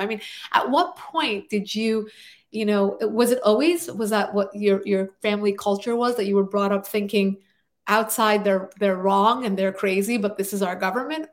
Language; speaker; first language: English; native; English